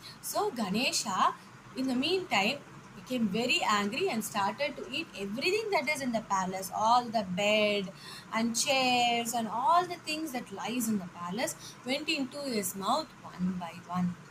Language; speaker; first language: English; non-native, local second language; Tamil